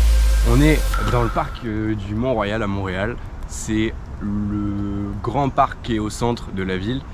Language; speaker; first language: French; native; French